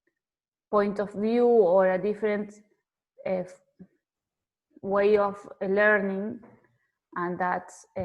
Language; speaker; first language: English; non-native, fluent; Spanish